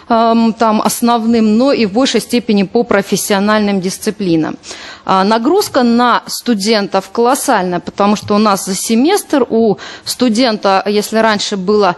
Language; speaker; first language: Russian; native; Russian